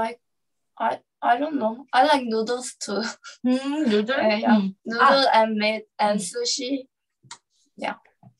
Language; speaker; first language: English; non-native, learner; Korean